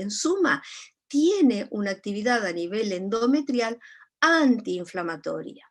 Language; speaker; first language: Spanish; native; Spanish